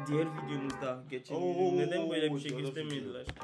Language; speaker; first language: Turkish; non-native, learner; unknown